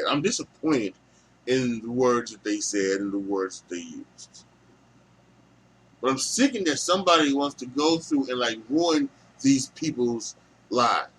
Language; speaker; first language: English; native; English